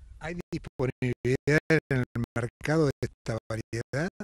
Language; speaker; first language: Spanish; native; Spanish